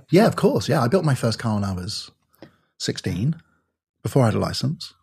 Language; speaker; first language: English; native; English